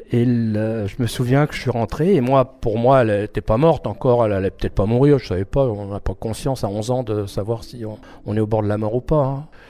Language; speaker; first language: French; early bilingual, other home language; Armenian